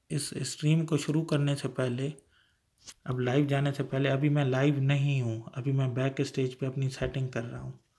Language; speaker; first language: Urdu; non-native, local second language; Sindhi